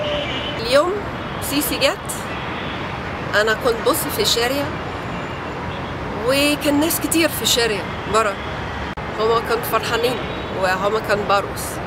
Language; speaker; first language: Arabic; non-native, learner; English